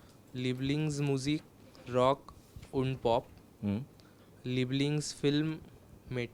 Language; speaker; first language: German; non-native, learner; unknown